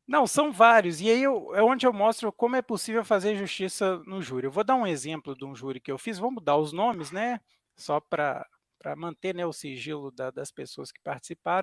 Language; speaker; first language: Portuguese; native; Portuguese